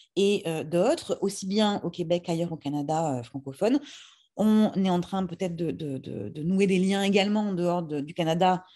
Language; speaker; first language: French; native; French